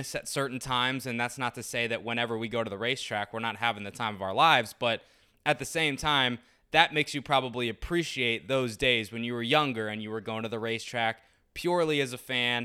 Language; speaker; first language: English; native; English